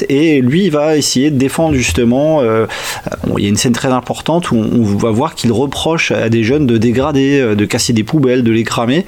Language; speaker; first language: French; native; French